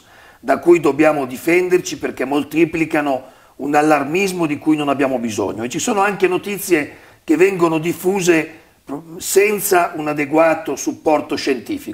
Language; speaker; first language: Italian; native; Italian